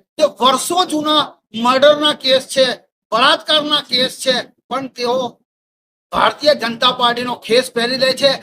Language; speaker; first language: Gujarati; native; Gujarati